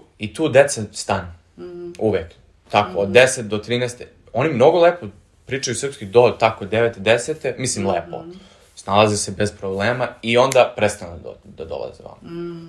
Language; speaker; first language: Serbian; early bilingual, heritage; Serbian